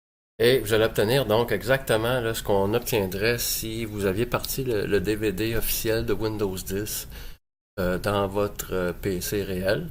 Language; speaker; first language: French; native; French